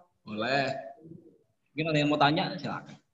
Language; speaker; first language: Indonesian; native; Indonesian